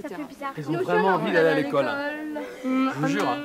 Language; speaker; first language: French; native; French